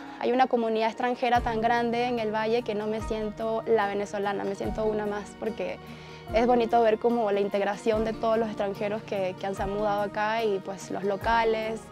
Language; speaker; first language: Spanish; native; Spanish